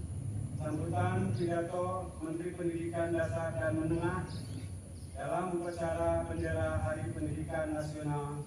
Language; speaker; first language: Indonesian; native; Indonesian